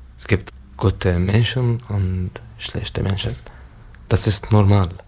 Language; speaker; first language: German; non-native, learner; Arabic